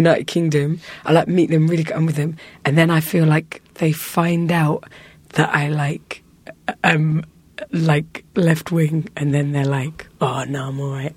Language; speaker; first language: English; native; English